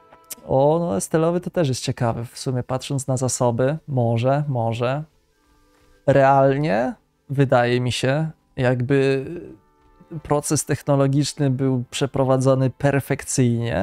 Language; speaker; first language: Polish; native; Polish